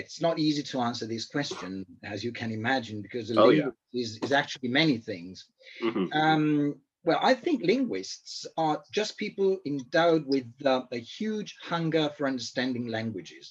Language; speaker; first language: English; non-native, fluent; Italian